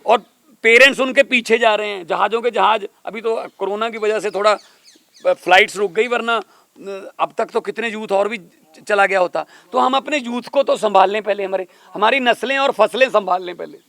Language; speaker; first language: Hindi; non-native, local second language; Punjabi